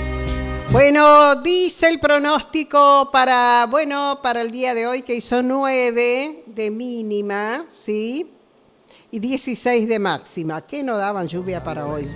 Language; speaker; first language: Spanish; native; Spanish